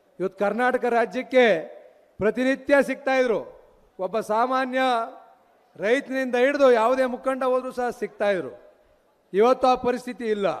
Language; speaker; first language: Kannada; native; Kannada